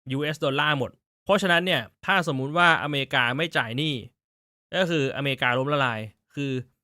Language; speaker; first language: Thai; native; Thai